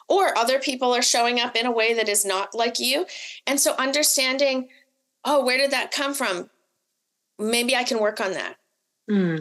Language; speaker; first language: English; native; English